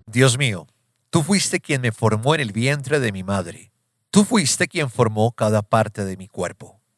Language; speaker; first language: Spanish; native; Spanish